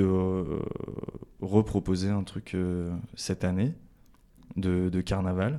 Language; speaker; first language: French; native; French